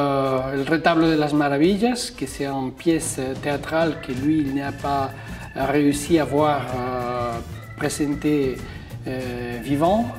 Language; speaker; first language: French; non-native, fluent; Spanish